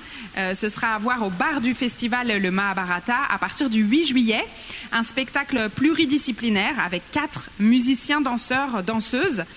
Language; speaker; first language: French; native; French